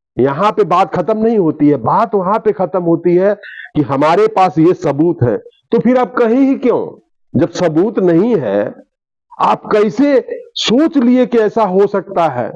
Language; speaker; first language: Hindi; native; Hindi